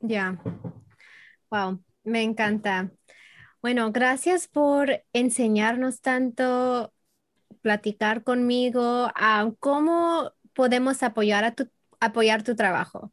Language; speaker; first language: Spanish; early bilingual, heritage; English